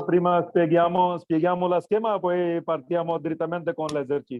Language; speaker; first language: Italian; non-native, learner; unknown